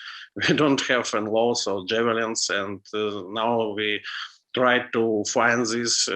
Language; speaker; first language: English; non-native, learner; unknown